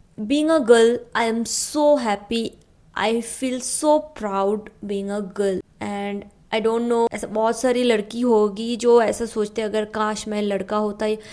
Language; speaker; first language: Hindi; non-native, local second language; Bangla